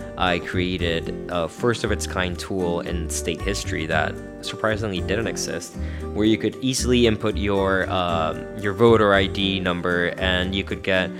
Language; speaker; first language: English; early bilingual, other home language; Spanish